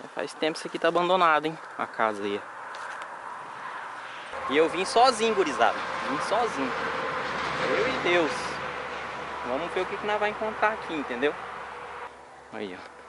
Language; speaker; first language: Portuguese; native; Portuguese